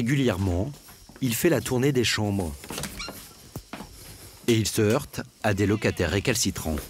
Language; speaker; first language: French; native; French